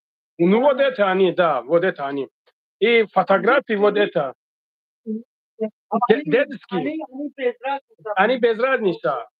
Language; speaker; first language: Russian; non-native, fluent; Tajik